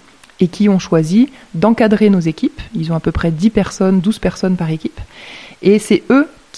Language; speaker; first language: French; native; French